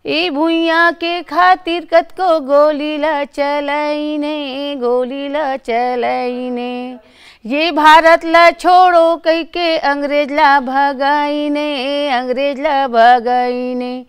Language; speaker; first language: Hindi; native; Hindi